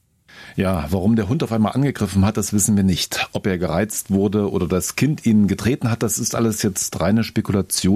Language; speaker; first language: German; native; German